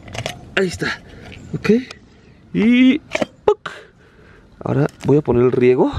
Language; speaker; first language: Spanish; native; Spanish